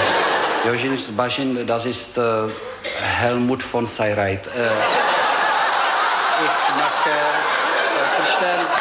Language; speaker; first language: German; non-native, learner; Czech